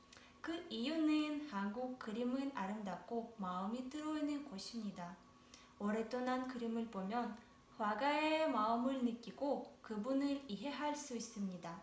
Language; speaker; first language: Korean; non-native, learner; Russian